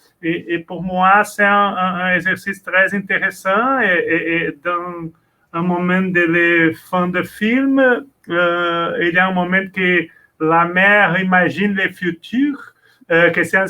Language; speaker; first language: French; non-native, learner; Portuguese